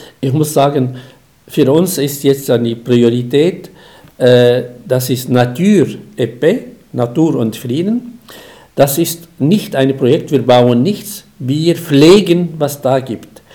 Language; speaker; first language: German; non-native, fluent; Arabic